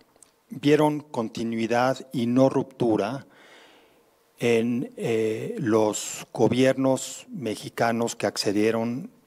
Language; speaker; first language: Spanish; native; Spanish